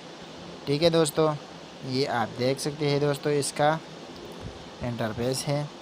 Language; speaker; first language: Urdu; non-native, local second language; Pashto